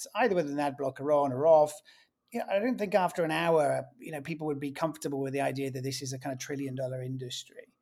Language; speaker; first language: English; native; English